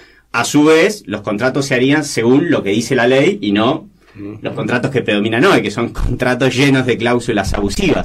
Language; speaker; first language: Spanish; native; Spanish